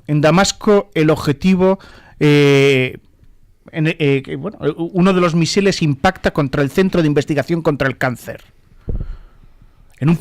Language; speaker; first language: Spanish; native; Spanish